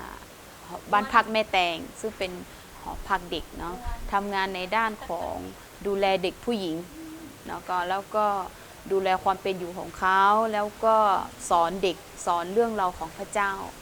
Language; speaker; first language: Thai; non-native, local second language; Lahu